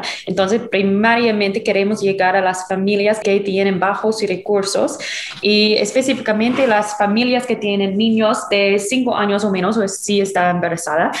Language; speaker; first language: Spanish; non-native, fluent; English